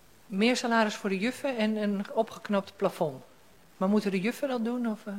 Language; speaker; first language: Dutch; native; Dutch